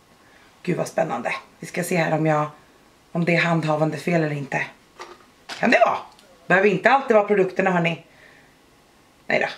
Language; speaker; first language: Swedish; native; Swedish